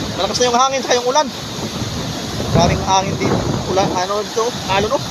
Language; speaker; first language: Filipino; non-native, local second language; Masbatenyo